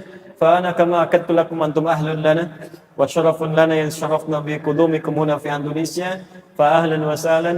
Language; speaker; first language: Arabic; non-native, fluent; Indonesian